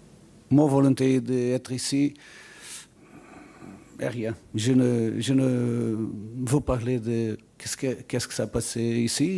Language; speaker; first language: French; non-native, learner; Portuguese